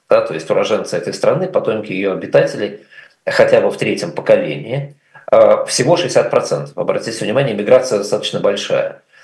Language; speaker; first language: Russian; native; Russian